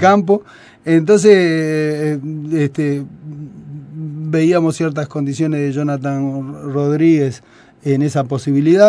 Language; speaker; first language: Spanish; native; Spanish